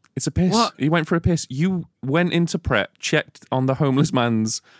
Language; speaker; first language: English; native; English